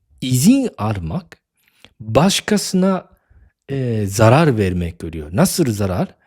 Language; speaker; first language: Turkish; non-native, fluent; Japanese